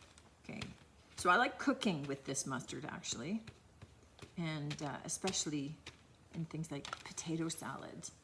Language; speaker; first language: English; native; English